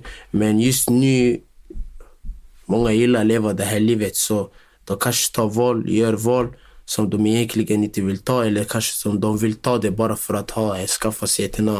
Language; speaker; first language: Swedish; non-native, local second language; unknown